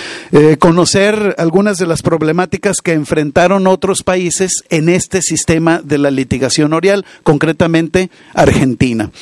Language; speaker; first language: Spanish; native; Spanish